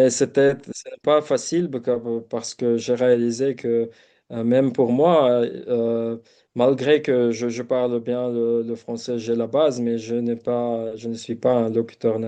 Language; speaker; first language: French; non-native, local second language; Arabic